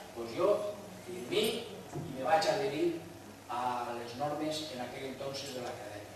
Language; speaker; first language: Spanish; non-native, local second language; Catalan